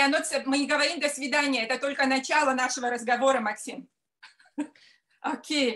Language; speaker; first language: Russian; native; Russian